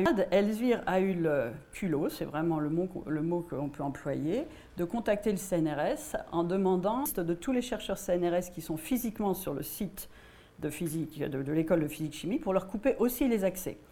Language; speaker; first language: French; native; French